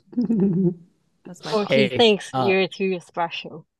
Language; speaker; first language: English; non-native, local second language; Cantonese